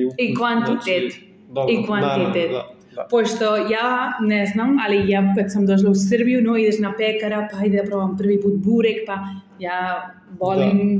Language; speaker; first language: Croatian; non-native, learner; Spanish